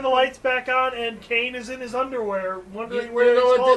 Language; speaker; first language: English; native; English